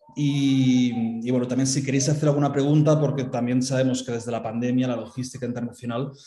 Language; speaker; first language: Spanish; native; Spanish